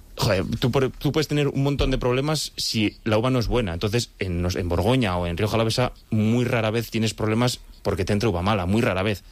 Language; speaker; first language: Spanish; native; Spanish